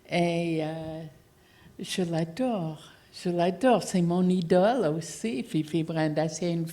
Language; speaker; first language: French; non-native, fluent; English